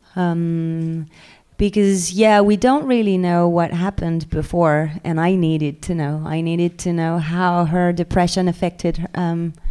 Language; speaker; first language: English; non-native, fluent; French